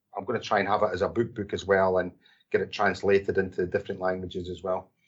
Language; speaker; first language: English; native; English